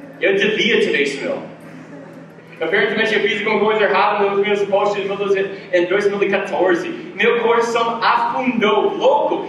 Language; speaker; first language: Portuguese; non-native, fluent; English